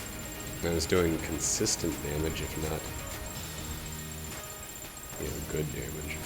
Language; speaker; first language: English; native; English